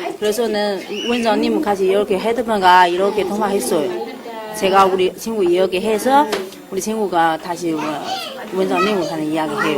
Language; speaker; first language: Korean; non-native, learner; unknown